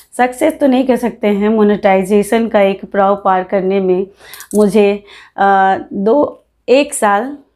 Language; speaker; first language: Hindi; native; Hindi